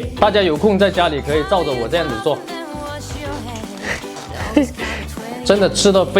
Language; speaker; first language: Chinese; native; Chinese